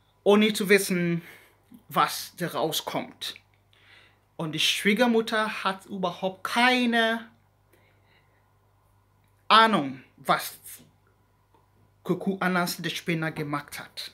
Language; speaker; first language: German; non-native, learner; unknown